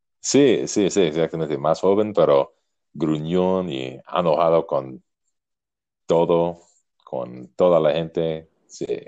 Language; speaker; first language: Spanish; non-native, learner; English